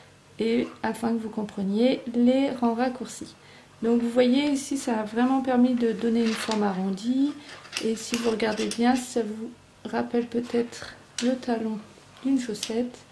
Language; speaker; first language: French; native; French